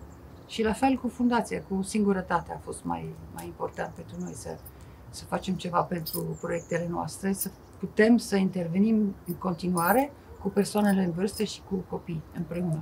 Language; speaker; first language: Romanian; non-native, fluent; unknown